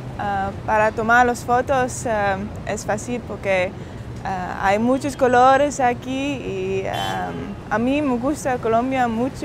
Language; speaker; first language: Spanish; non-native, learner; Dutch